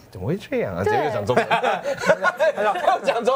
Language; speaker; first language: Chinese; native; Chinese